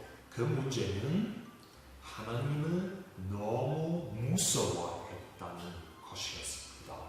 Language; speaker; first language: Korean; non-native, fluent; German